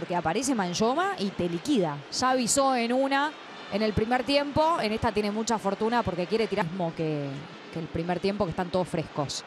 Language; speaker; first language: Spanish; native; Spanish